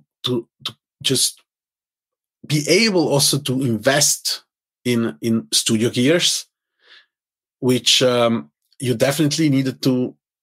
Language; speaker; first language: English; non-native, fluent; Italian